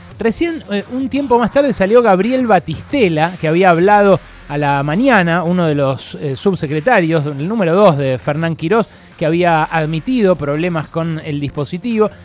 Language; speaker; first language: Spanish; native; Spanish